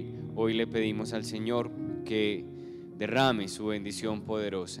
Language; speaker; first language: Spanish; native; Spanish